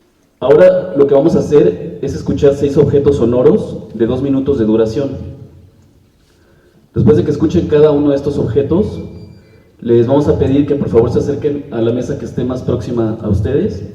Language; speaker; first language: Spanish; native; Spanish